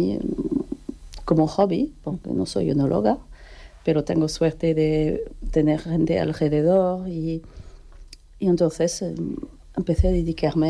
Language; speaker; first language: Spanish; non-native, fluent; French